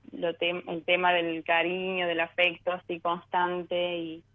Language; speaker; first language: Spanish; native; Spanish